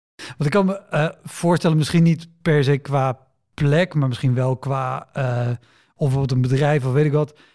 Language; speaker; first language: Dutch; native; Dutch